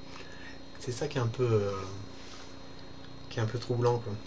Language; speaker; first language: French; native; French